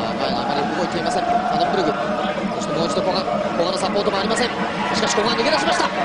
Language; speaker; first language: Japanese; native; Japanese